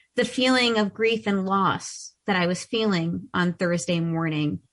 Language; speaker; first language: English; early bilingual, other home language; Ukrainian